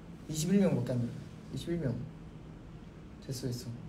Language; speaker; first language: Korean; native; Korean